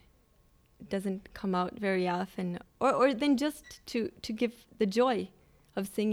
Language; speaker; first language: English; non-native, fluent; Swedish